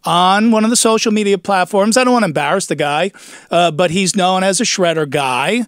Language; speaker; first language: English; native; English